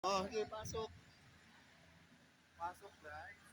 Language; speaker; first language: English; non-native, local second language; Filipino